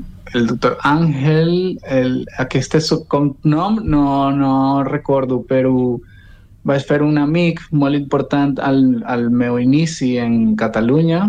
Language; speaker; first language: Catalan; non-native, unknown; Spanish